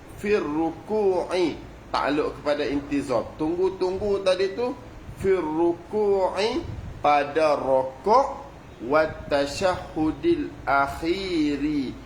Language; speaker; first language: Malay; native; Malay